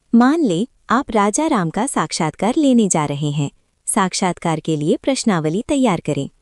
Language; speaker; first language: Hindi; non-native, local second language; Malayalam